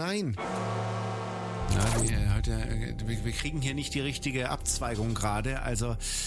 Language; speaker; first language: German; native; German